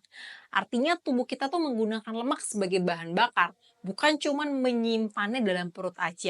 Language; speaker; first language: Indonesian; native; Indonesian